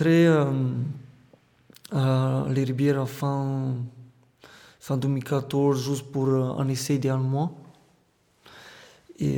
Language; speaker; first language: French; non-native, fluent; Romanian